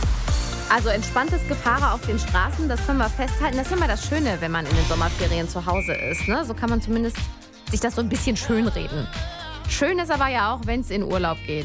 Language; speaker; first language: German; native; German